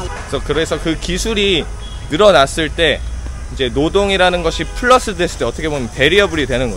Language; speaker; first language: Korean; native; Korean